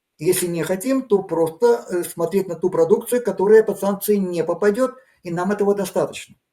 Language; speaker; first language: Russian; native; Russian